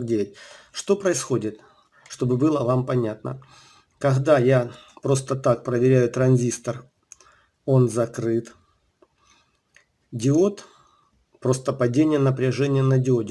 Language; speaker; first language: Russian; native; Russian